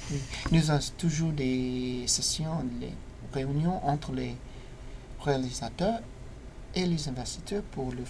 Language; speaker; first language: French; non-native, learner; English